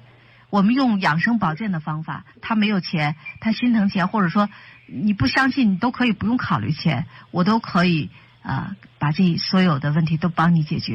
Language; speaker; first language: Chinese; native; Chinese